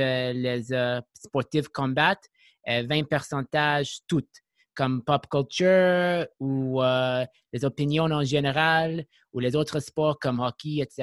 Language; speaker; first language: French; non-native, learner; English